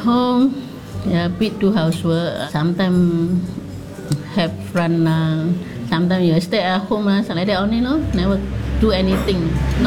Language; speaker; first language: English; non-native, local second language; Indonesian